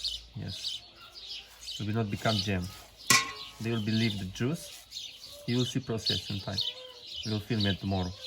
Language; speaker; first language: English; non-native, learner; Romanian